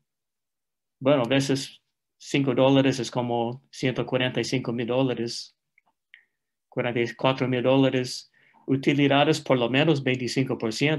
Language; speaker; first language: Spanish; non-native, fluent; English